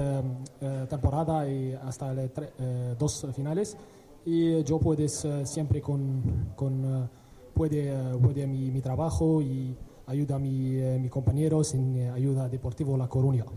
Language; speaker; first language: Spanish; non-native, learner; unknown